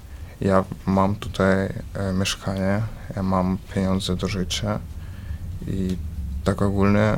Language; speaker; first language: Polish; early bilingual, other home language; Ukrainian